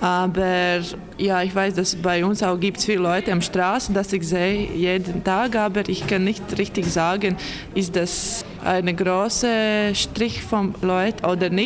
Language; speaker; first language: German; non-native, learner; Latvian